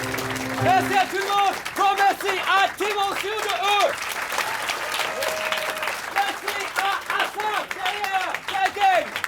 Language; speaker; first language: French; native; French